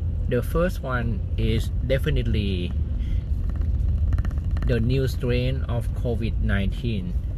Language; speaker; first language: English; non-native, fluent; Thai